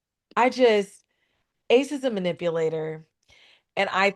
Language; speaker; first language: English; native; English